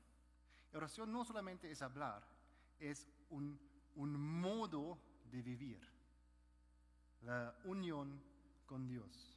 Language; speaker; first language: Spanish; non-native, fluent; German